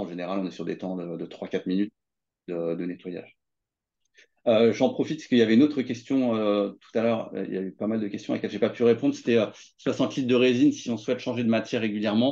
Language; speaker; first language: French; native; French